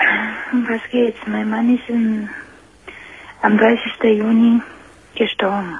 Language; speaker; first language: German; non-native, fluent; Romanian